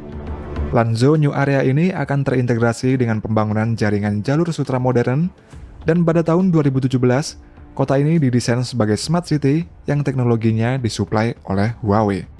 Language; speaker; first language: Indonesian; native; Indonesian